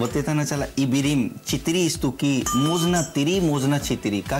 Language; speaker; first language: Russian; non-native, learner; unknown